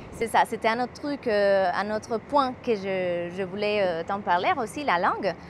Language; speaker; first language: French; non-native, fluent; Spanish